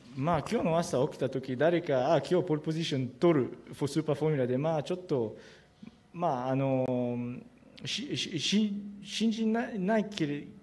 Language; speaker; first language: Japanese; non-native, learner; French